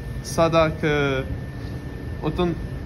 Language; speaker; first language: Korean; non-native, learner; French